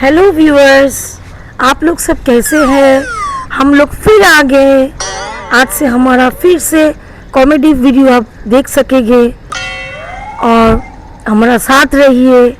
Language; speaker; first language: Hindi; non-native, learner; Bangla